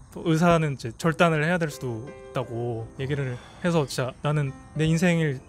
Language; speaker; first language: Korean; early bilingual, heritage; Korean